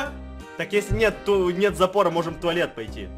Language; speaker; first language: Russian; native; Russian